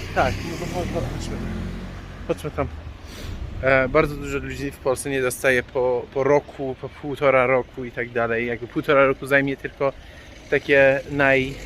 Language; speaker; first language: Polish; non-native, fluent; Persian